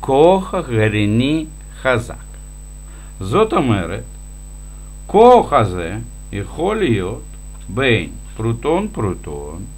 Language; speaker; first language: Hebrew; non-native, fluent; Russian